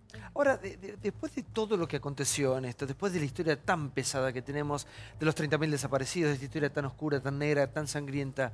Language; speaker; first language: Spanish; native; Spanish